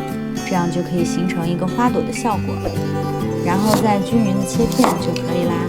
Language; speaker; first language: Chinese; native; Chinese